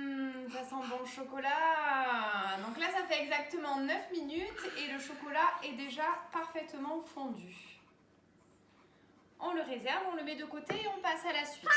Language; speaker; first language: French; native; French